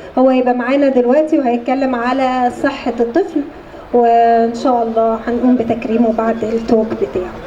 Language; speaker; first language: Egyptian Arabic; native; Egyptian Arabic